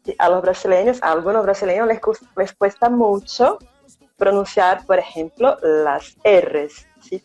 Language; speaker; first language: Spanish; non-native, fluent; Portuguese